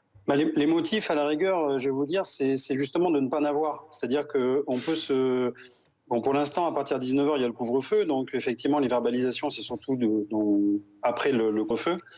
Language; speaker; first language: French; native; French